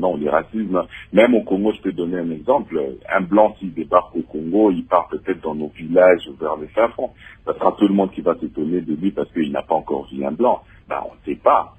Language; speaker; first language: French; non-native, local second language; Lingala